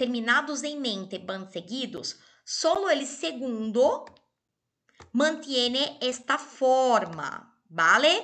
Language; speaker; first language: Spanish; non-native, fluent; Portuguese